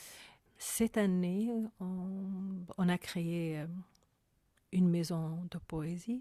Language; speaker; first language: French; non-native, fluent; Arabic